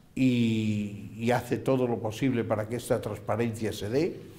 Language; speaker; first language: Spanish; native; Spanish